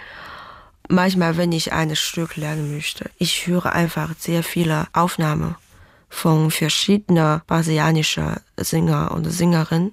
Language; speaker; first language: German; non-native, fluent; Chinese